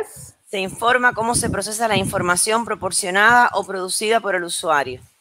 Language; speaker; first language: Spanish; native; Spanish